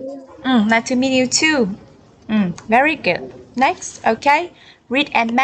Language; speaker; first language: English; non-native, learner; Vietnamese